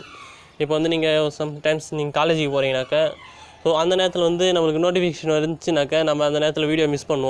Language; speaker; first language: Tamil; native; Tamil